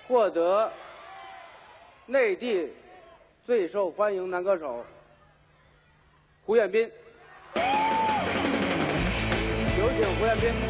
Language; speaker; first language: Chinese; native; Chinese